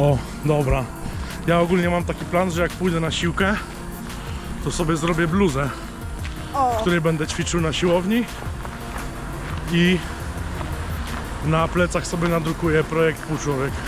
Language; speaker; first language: Polish; native; Polish